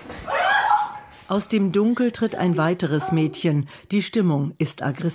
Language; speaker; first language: German; native; German